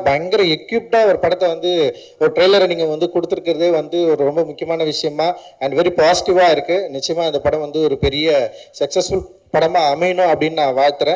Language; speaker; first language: Tamil; native; Tamil